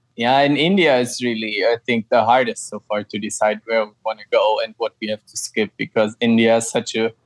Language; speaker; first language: English; non-native, fluent; German